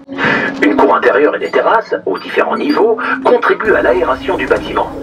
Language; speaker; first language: French; native; French